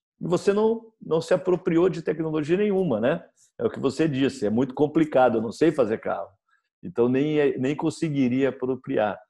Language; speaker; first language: Portuguese; native; Portuguese